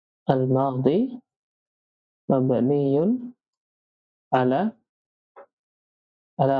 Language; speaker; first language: Arabic; non-native, fluent; Indonesian